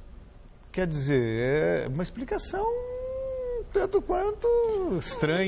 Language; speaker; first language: Portuguese; native; Portuguese